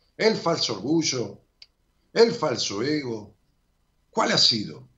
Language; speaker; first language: Spanish; native; Spanish